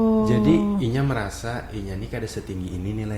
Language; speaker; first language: Indonesian; non-native, local second language; Banjar